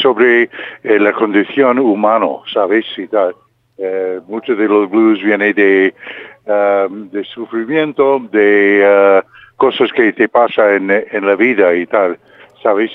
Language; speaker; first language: Spanish; non-native, fluent; English